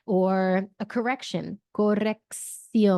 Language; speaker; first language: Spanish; non-native, fluent; English